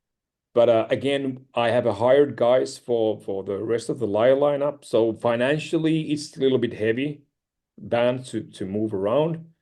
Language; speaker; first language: English; non-native, fluent; Finnish